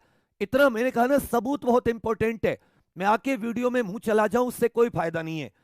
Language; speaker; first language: Hindi; native; Hindi